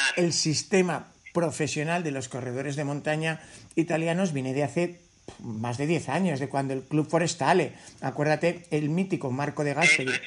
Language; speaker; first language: Spanish; native; Spanish